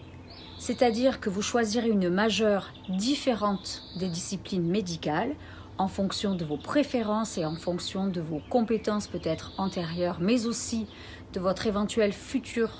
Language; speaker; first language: French; native; French